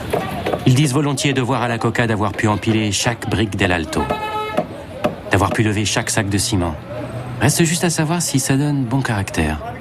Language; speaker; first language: French; native; French